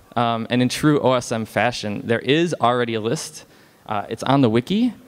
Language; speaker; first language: English; native; English